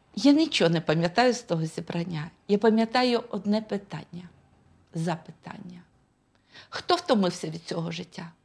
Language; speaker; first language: Ukrainian; non-native, fluent; Russian